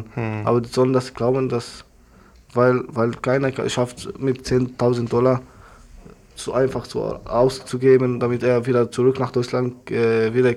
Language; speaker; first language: German; non-native, learner; Arabic